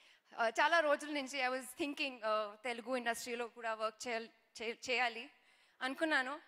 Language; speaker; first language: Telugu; non-native, learner; Kannada